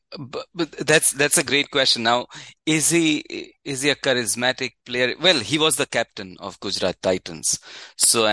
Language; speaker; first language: English; non-native, local second language; Gujarati